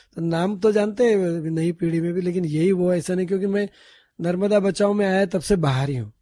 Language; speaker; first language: Hindi; non-native, local second language; Marathi